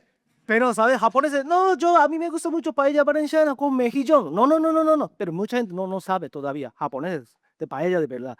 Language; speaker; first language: Spanish; non-native, learner; Japanese